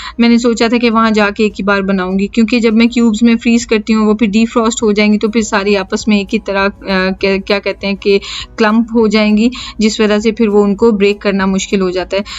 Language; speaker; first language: Urdu; native; Urdu